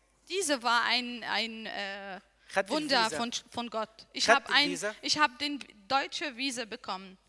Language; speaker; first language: German; non-native, learner; Arabic